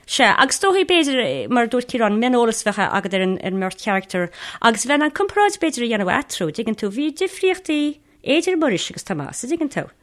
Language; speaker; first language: Irish; native; Irish